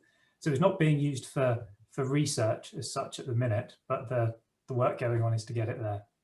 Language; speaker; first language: English; native; English